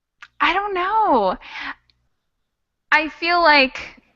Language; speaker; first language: English; native; English